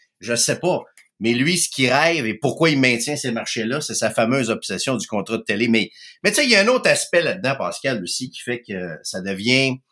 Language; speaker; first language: French; native; French